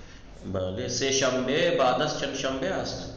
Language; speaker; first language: Persian; non-native, fluent; Urdu